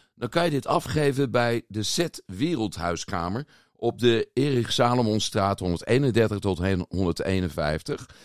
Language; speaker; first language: Dutch; native; Dutch